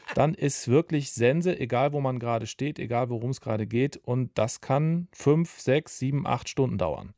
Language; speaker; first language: German; native; German